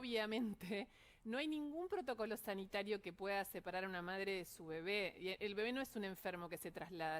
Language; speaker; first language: Spanish; native; Spanish